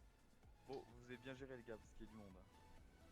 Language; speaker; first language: French; native; French